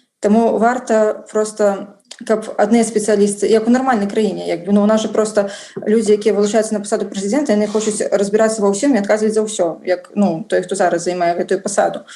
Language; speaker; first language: Belarusian; non-native, local second language; Russian